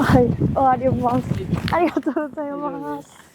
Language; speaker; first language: Japanese; non-native, learner; Korean